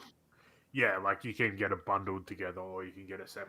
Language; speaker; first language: English; native; English